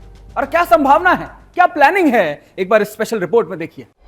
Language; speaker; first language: Hindi; native; Hindi